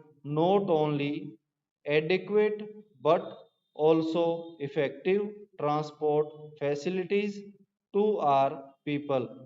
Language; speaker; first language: English; non-native, local second language; Hindi